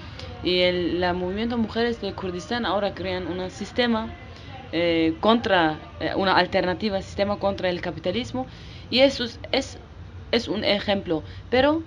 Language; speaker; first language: Spanish; non-native, learner; Kurdish